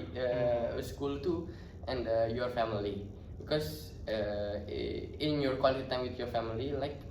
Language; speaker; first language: English; non-native, learner; Indonesian